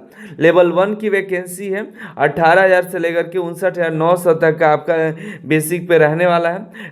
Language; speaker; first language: Hindi; native; Hindi